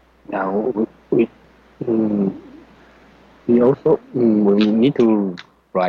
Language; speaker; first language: English; non-native, learner; Chinese